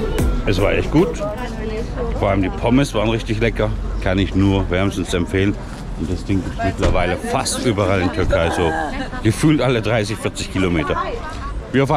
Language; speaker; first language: German; native; German